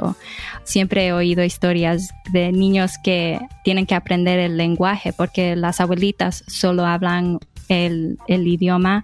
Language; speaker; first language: Spanish; early bilingual, heritage; English